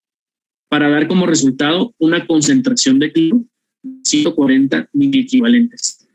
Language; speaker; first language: Spanish; native; Spanish